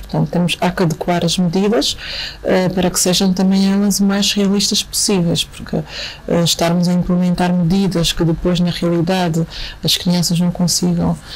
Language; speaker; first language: Portuguese; native; Portuguese